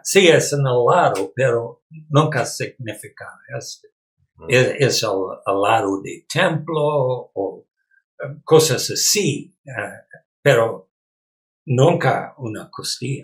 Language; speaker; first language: Spanish; non-native, learner; English